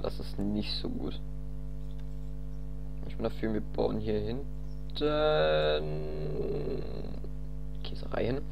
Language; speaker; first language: German; native; German